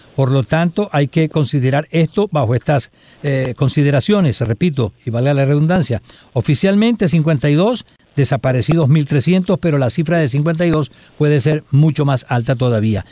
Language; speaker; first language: Spanish; native; Spanish